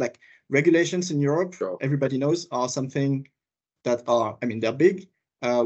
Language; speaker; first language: English; non-native, fluent; French